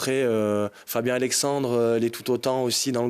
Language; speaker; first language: French; native; French